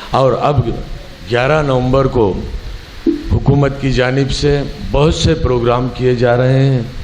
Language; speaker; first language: Urdu; native; Urdu